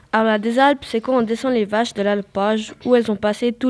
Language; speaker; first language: French; native; French